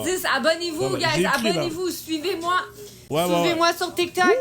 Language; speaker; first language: French; native; French